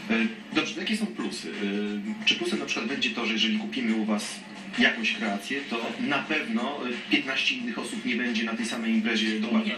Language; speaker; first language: Polish; native; Polish